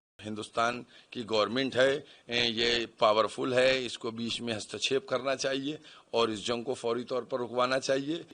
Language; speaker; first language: Urdu; native; Urdu